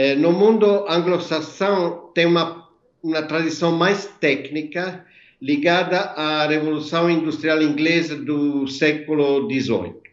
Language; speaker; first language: Portuguese; non-native, fluent; Italian